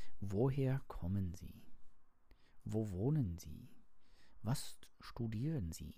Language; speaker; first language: German; non-native, learner; English